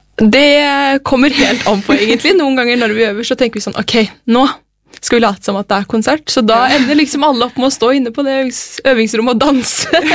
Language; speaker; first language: Norwegian; native; Norwegian